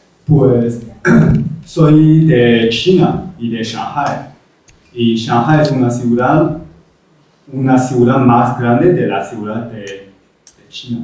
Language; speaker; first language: Spanish; non-native, fluent; Chinese